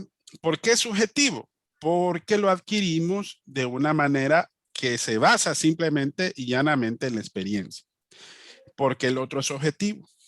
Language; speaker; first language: Spanish; native; Spanish